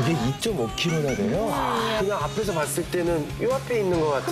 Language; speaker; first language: Korean; native; Korean